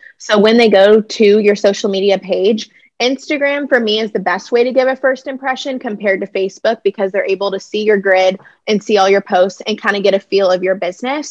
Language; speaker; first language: English; native; English